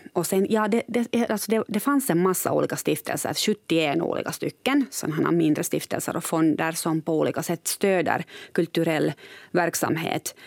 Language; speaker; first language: Swedish; native; Swedish